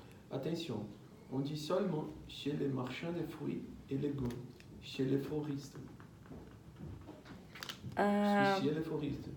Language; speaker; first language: French; non-native, learner; Portuguese